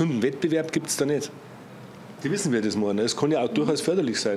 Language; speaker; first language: German; native; German